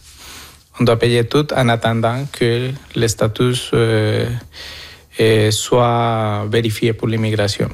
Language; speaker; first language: French; non-native, fluent; Spanish